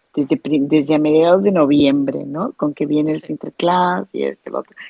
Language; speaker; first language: Spanish; native; Spanish